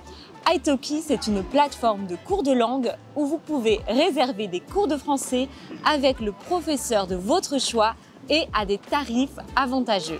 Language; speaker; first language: French; native; French